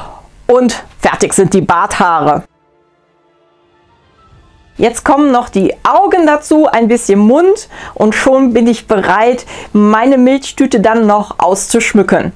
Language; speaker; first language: German; native; German